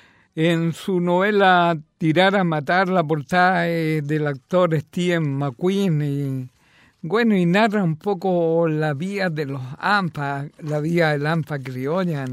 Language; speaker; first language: Spanish; native; Spanish